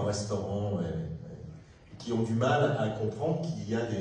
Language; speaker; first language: French; native; French